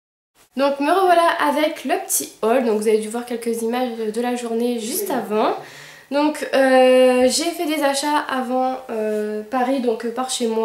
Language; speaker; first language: French; native; French